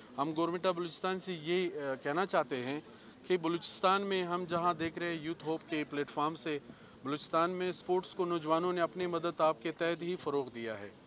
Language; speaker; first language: Urdu; non-native, local second language; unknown